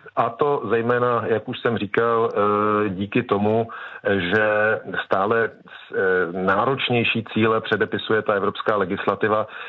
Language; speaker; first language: Czech; native; Czech